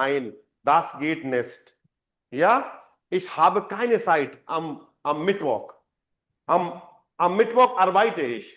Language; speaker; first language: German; non-native, fluent; Hindi